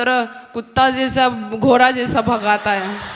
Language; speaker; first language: Hindi; non-native, local second language; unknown